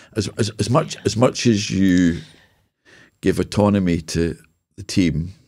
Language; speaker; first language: English; native; English